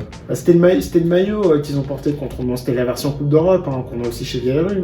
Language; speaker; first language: French; native; French